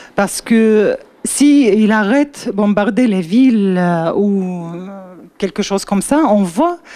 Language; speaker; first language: French; non-native, learner; Arabic